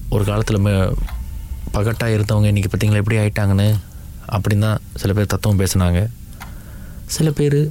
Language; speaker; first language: Tamil; early bilingual, heritage; Tamil